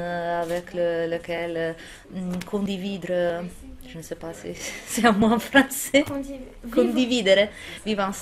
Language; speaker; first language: French; non-native, fluent; Italian